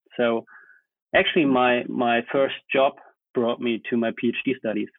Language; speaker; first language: English; non-native, fluent; German